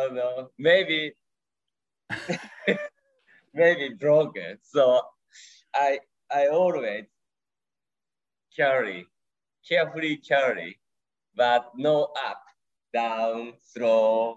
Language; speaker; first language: English; non-native, learner; Japanese